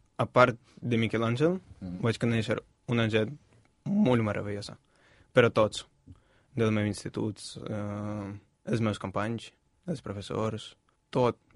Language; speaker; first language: Catalan; non-native, fluent; Ukrainian